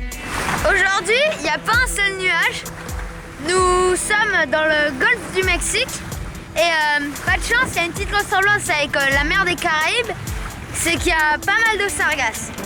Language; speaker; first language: French; native; French